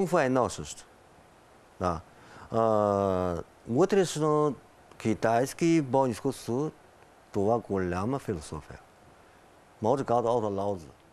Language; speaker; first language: Bulgarian; non-native, learner; Chinese